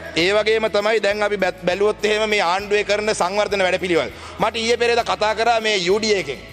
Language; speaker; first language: Sinhala; non-native, local second language; Tamil